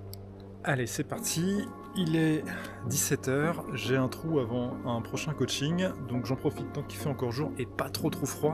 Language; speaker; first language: French; native; French